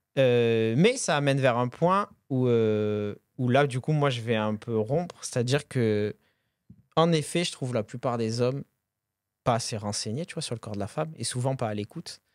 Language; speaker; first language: French; native; French